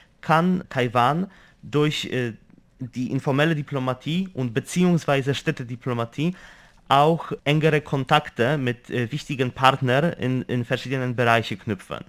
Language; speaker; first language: German; non-native, fluent; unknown